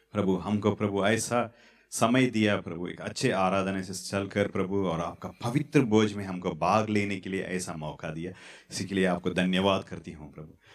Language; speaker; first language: Hindi; non-native, local second language; Tamil